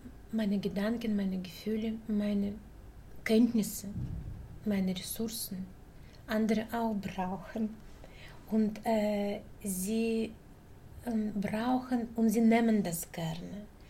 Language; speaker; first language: German; non-native, learner; Russian